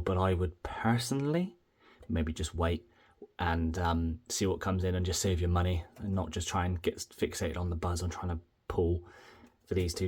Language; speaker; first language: English; native; English